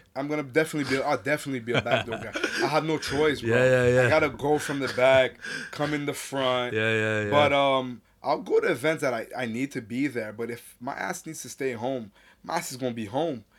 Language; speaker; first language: English; native; English